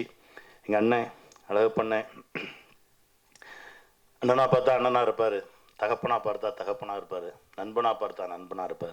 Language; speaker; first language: Tamil; native; Tamil